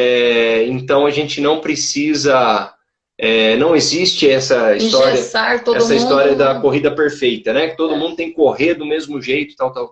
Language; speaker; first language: Portuguese; native; Portuguese